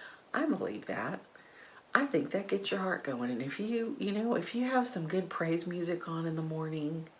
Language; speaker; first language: English; native; English